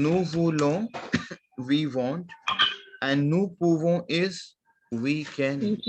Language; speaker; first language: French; non-native, learner; Hindi